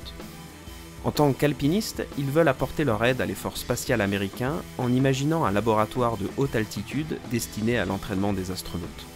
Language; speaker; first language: French; native; French